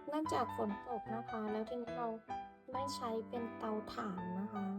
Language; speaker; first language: Thai; non-native, local second language; Northeastern Thai